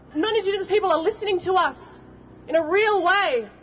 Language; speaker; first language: English; native; English